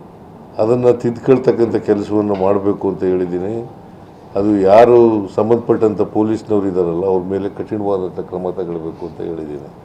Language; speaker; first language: Kannada; native; Kannada